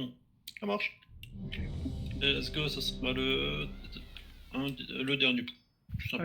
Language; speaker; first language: French; native; French